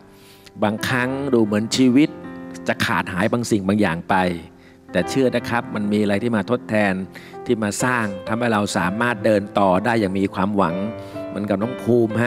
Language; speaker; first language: Thai; native; Thai